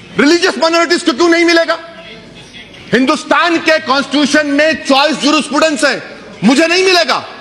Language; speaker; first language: Urdu; native; Urdu